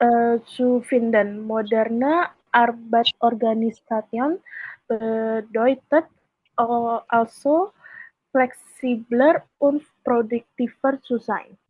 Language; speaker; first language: German; non-native, learner; Indonesian